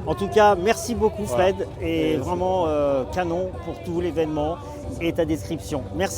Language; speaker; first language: French; native; French